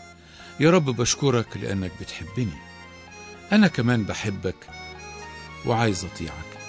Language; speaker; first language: Arabic; native; Arabic